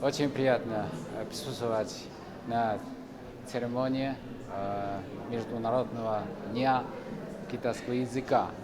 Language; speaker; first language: Russian; non-native, fluent; Chinese